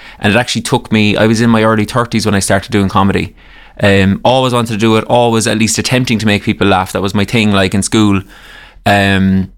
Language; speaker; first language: English; native; English